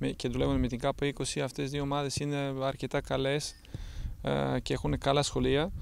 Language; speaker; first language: Greek; non-native, fluent; Serbian